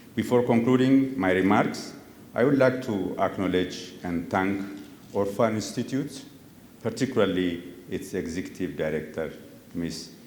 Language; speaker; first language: English; non-native, local second language; Amharic